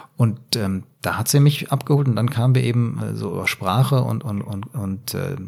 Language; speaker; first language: German; native; German